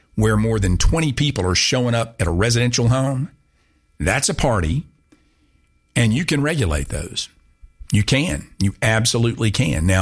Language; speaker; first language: English; native; English